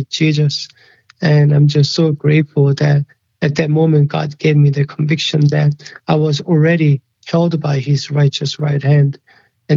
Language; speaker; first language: English; early bilingual, other home language; Korean